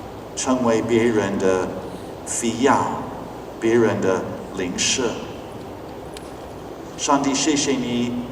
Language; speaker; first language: Chinese; non-native, fluent; English